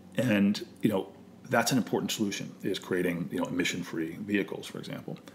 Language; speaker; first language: English; native; English